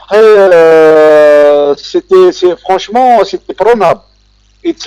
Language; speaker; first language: French; non-native, local second language; Kabyle